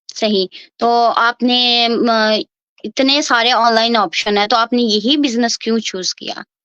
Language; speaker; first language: Urdu; non-native, local second language; Punjabi